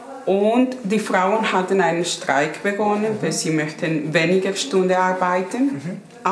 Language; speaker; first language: German; non-native, learner; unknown